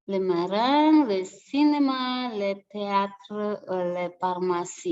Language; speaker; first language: French; non-native, learner; Indonesian